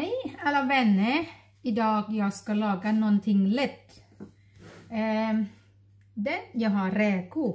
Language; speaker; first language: Swedish; non-native, learner; Thai